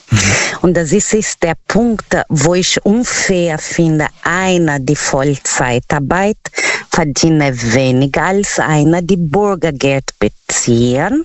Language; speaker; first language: German; non-native, learner; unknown